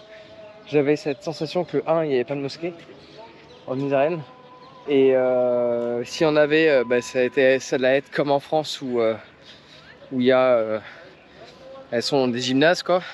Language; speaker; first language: French; native; French